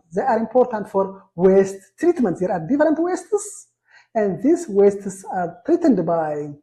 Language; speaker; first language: English; non-native, local second language; Amharic